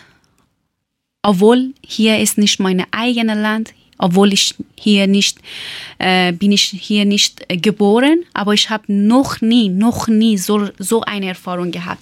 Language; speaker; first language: German; non-native, learner; Persian